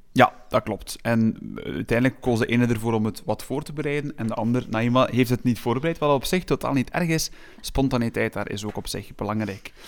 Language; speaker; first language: Dutch; native; Dutch